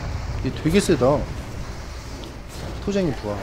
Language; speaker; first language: Korean; native; Korean